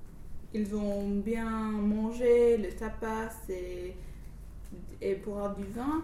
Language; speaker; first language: French; non-native, learner; English